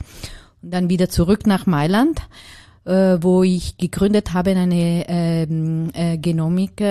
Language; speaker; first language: German; non-native, learner; Italian